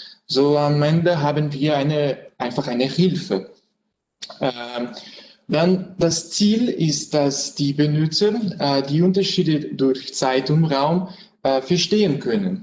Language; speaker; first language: German; non-native, learner; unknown